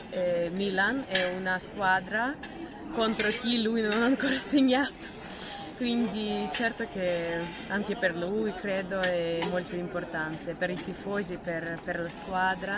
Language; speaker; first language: Italian; non-native, fluent; Ukrainian